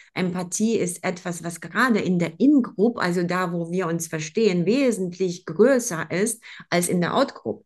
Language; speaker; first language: German; non-native, fluent; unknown